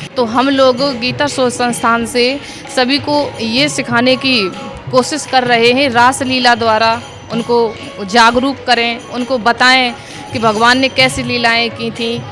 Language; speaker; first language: Hindi; native; Hindi